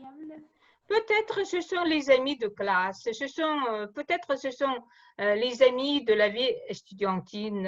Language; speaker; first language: French; non-native, fluent; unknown